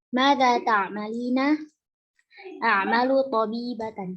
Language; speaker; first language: Arabic; non-native, learner; Indonesian